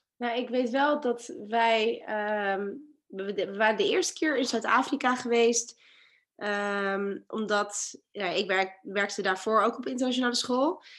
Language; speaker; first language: Dutch; native; Dutch